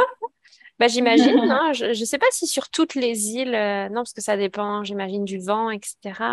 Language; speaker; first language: French; native; French